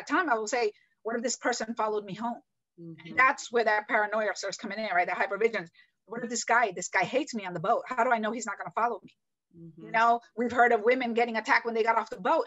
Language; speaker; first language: English; native; English